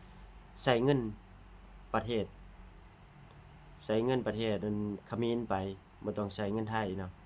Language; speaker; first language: Thai; non-native, local second language; Lao